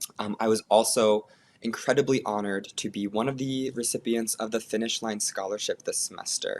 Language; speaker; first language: English; native; English